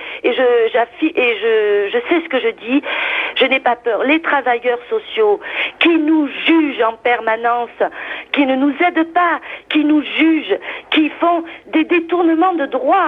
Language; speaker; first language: French; native; French